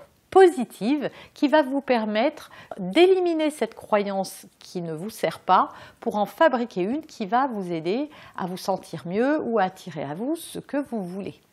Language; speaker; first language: French; native; French